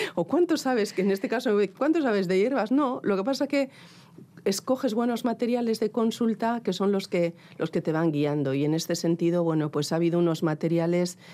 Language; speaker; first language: Spanish; non-native, local second language; Basque